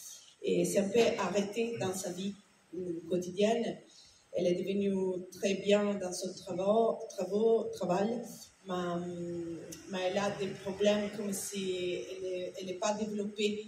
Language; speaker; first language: French; non-native, learner; Italian